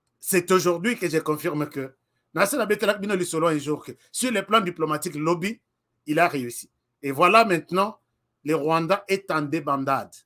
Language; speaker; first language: French; non-native, local second language; Lingala